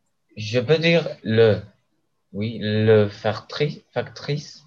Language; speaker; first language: French; non-native, learner; Spanish